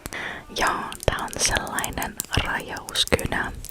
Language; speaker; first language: Finnish; non-native, fluent; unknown